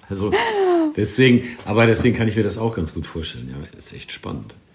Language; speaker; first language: German; native; German